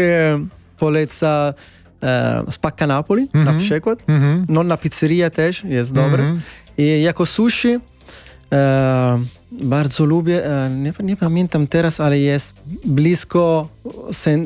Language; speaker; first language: Polish; non-native, learner; Italian